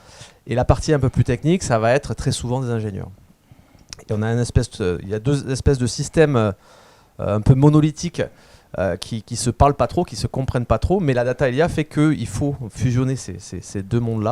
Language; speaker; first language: French; native; French